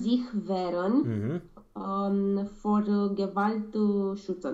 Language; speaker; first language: German; non-native, learner; Romanian